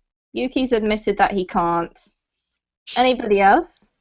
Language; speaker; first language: English; native; English